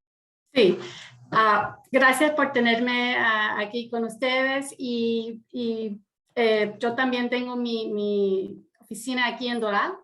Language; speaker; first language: Spanish; early bilingual, heritage; Spanish